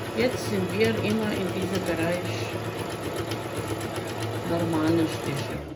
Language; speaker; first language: German; non-native, local second language; Bosnian